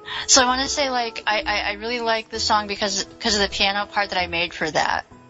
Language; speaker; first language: English; native; English